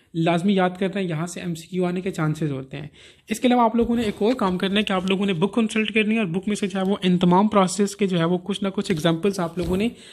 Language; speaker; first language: Urdu; non-native, local second language; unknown